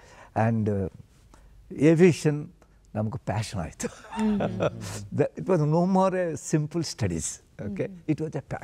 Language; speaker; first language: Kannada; non-native, fluent; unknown